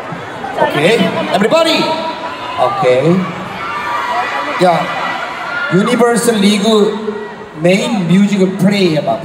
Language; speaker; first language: English; non-native, learner; Korean